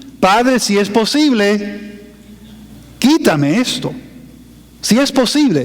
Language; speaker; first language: Spanish; non-native, fluent; English